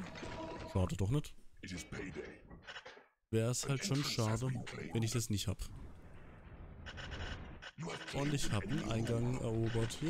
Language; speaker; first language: German; native; German